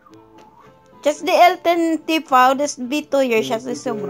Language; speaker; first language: German; non-native, learner; Filipino